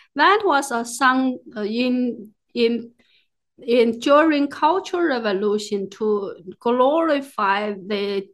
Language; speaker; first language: English; non-native, fluent; Chinese